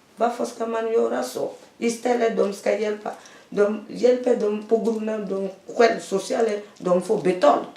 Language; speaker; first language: Swedish; non-native, learner; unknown